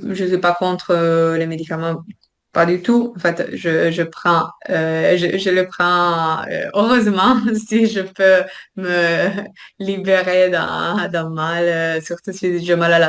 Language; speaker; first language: French; non-native, fluent; Italian